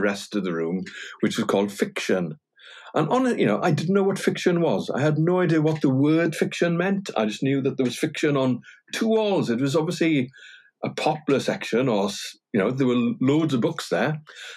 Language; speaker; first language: English; non-native, local second language; Welsh